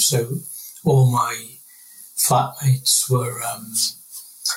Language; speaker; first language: English; native; English